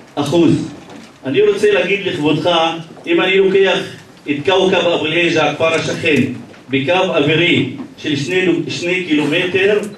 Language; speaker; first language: Hebrew; non-native, local second language; Arabic